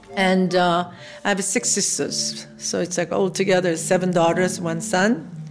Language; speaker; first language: English; non-native, fluent; Korean